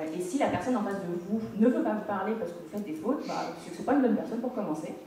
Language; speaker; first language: French; early bilingual, other home language; English